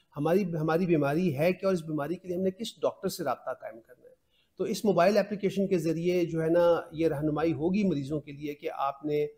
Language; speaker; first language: Urdu; non-native, local second language; Punjabi